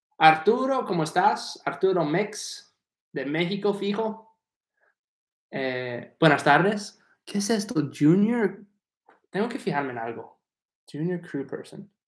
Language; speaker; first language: Spanish; non-native, fluent; English